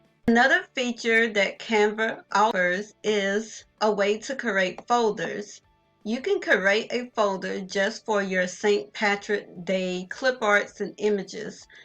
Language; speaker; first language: English; native; English